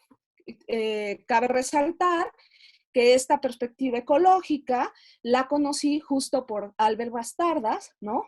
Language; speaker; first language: Spanish; native; Spanish